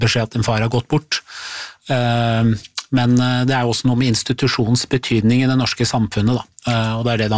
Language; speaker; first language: Norwegian; native; Norwegian